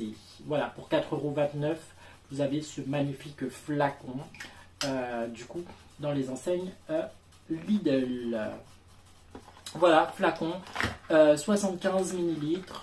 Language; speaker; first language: French; native; French